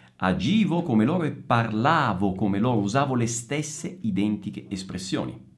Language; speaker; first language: Italian; native; Italian